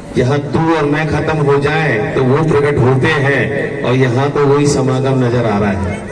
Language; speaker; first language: Hindi; native; Hindi